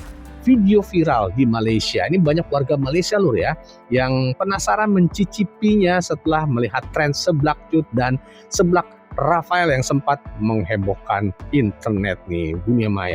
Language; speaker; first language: Indonesian; native; Indonesian